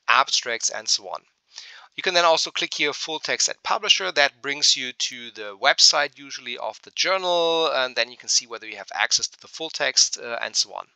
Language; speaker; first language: English; non-native, fluent; German